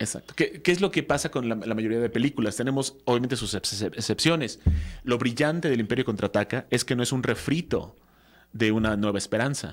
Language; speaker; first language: Spanish; native; Spanish